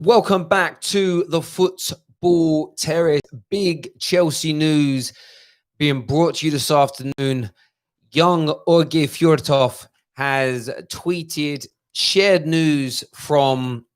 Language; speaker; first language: English; native; English